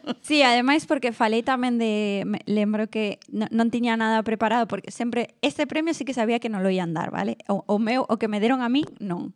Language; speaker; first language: Galician; non-native, local second language; Spanish